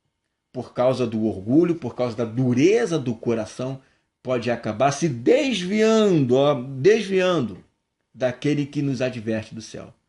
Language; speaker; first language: Portuguese; native; Portuguese